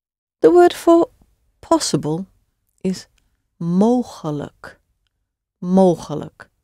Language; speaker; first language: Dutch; non-native, fluent; English